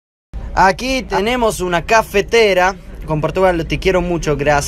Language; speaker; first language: Portuguese; non-native, learner; Spanish